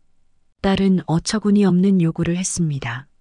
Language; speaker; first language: Korean; native; Korean